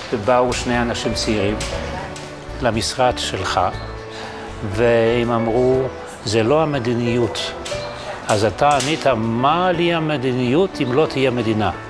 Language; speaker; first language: Hebrew; non-native, fluent; Polish